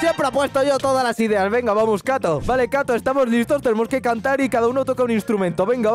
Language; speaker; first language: Spanish; native; Spanish